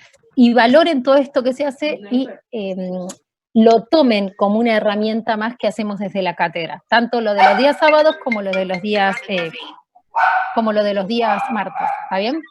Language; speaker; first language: Spanish; native; Spanish